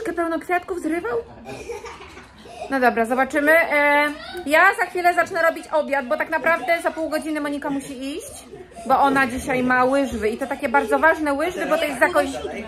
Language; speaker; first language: Polish; native; Polish